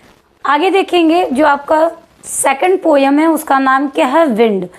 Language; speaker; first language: Hindi; native; Hindi